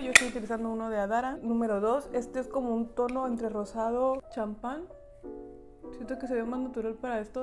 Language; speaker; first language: Spanish; native; Spanish